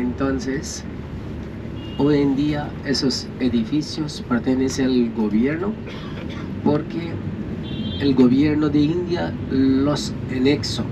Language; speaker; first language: Spanish; non-native, fluent; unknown